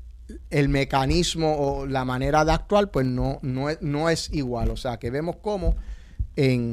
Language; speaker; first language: Spanish; native; Spanish